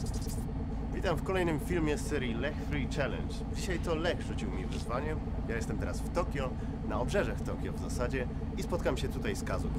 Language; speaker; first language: Polish; native; Polish